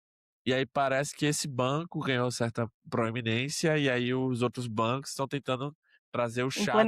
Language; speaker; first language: Portuguese; native; Portuguese